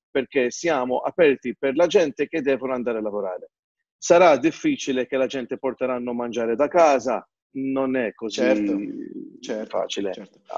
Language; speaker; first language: Italian; non-native, fluent; Maltese